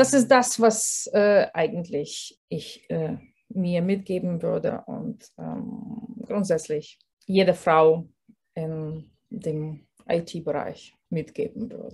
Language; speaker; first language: German; non-native, fluent; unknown